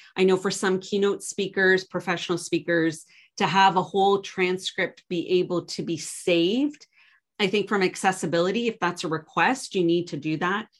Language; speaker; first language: English; native; English